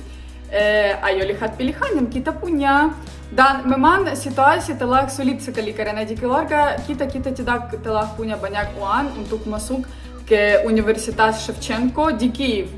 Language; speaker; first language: Indonesian; non-native, learner; Ukrainian